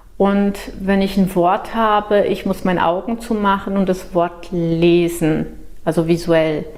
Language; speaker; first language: German; non-native, fluent; Portuguese